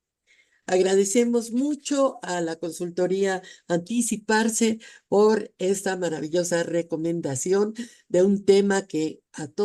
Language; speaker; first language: Spanish; native; Spanish